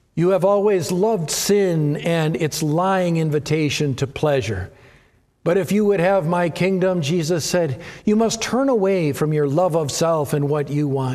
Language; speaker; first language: English; native; English